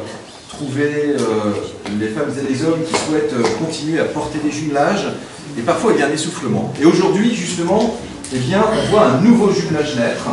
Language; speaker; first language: French; native; French